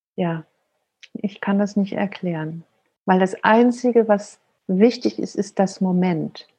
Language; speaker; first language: German; non-native, fluent; Danish